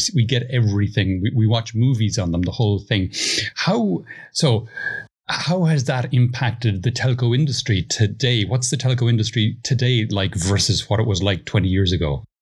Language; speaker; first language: English; native; English